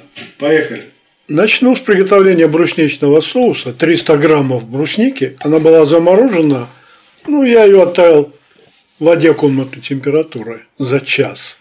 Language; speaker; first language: Russian; native; Russian